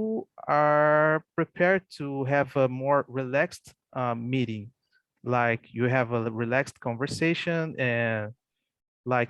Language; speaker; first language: English; non-native, fluent; Portuguese